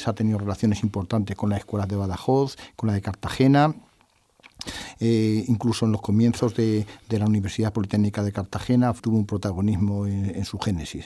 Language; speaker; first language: Spanish; native; Spanish